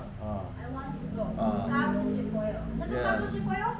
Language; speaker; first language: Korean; non-native, learner; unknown